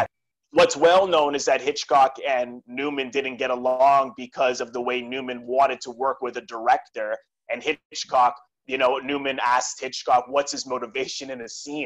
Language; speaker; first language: English; native; English